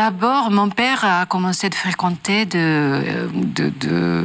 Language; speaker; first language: French; non-native, learner; Japanese